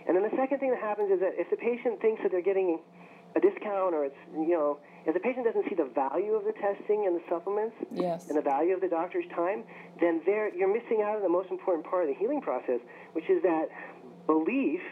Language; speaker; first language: English; native; English